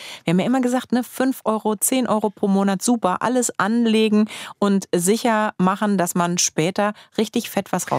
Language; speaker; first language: German; native; German